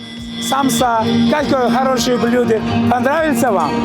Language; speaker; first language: Russian; non-native, learner; Uzbek